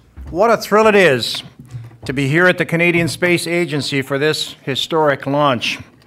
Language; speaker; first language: English; native; English